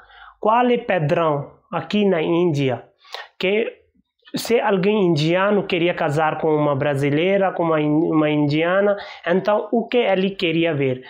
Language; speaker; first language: Portuguese; non-native, learner; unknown